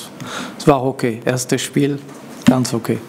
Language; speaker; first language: German; non-native, local second language; French